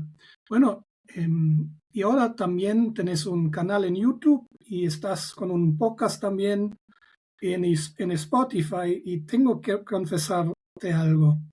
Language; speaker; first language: Spanish; non-native, fluent; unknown